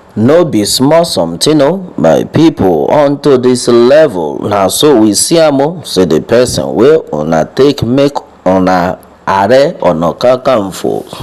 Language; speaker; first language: Nigerian Pidgin; non-native, local second language; Yoruba